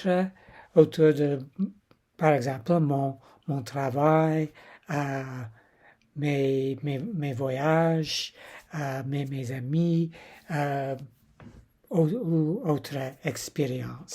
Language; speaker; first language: French; non-native, learner; English